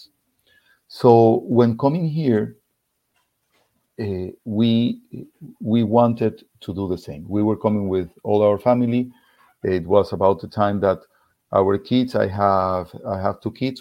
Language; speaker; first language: English; non-native, fluent; Spanish